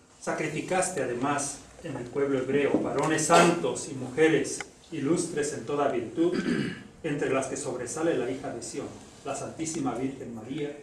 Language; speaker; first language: Spanish; native; Spanish